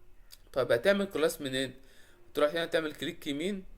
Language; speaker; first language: Arabic; native; Arabic